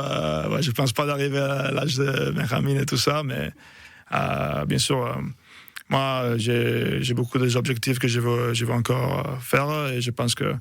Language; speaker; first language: French; non-native, fluent; Italian